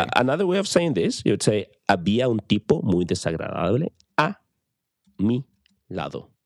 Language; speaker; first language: English; non-native, fluent; Spanish